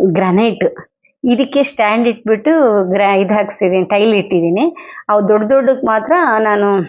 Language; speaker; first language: Kannada; non-native, local second language; Telugu